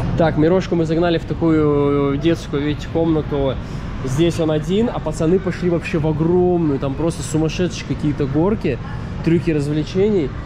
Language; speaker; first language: Russian; native; Russian